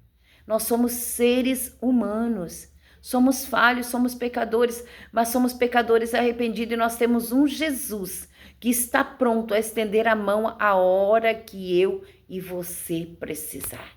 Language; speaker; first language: Portuguese; native; Portuguese